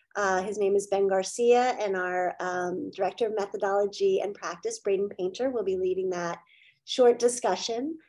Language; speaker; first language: English; native; English